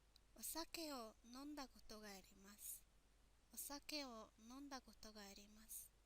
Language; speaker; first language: Japanese; non-native, fluent; Mongolian